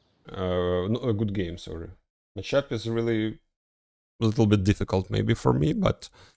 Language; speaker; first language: English; non-native, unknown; Ukrainian